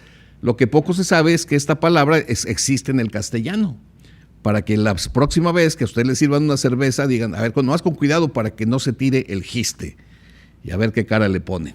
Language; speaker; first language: Spanish; native; Spanish